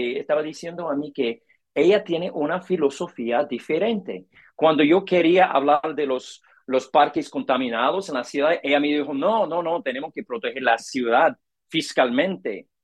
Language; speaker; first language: Spanish; non-native, learner; English